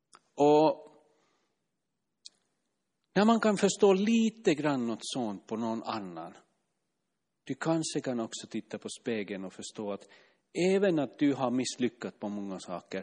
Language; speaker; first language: Swedish; non-native, fluent; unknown